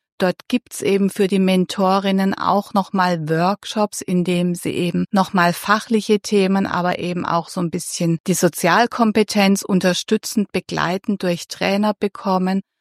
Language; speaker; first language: German; native; German